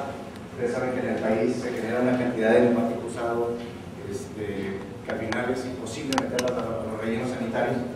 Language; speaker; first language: Spanish; native; Spanish